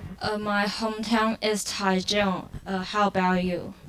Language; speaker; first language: English; non-native, learner; Chinese